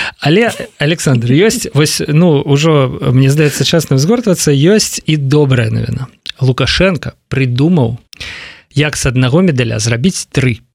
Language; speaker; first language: Belarusian; non-native, local second language; Russian